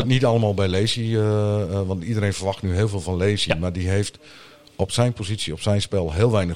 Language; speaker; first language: Dutch; native; Dutch